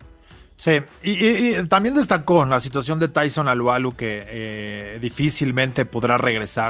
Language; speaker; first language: Spanish; native; Spanish